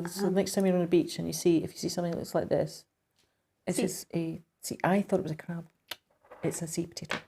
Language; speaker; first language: English; native; English